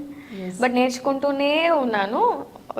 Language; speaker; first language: Telugu; non-native, learner; Tamil